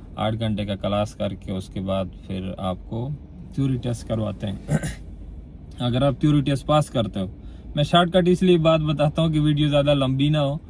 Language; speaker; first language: Urdu; non-native, local second language; Pashto